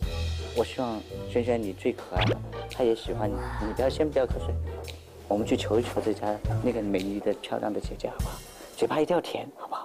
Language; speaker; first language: Chinese; native; Chinese